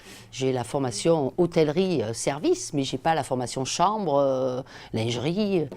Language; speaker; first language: French; native; French